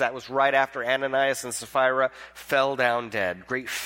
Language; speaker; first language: English; native; English